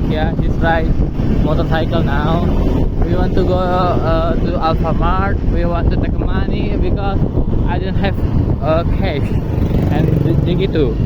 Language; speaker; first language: English; non-native, learner; Indonesian